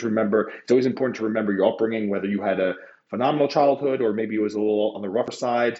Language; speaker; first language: English; native; English